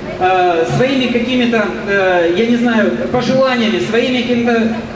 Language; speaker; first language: Russian; native; Russian